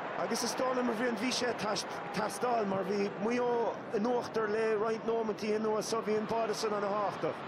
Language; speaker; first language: Irish; native; Irish